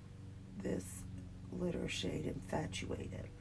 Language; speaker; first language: English; native; English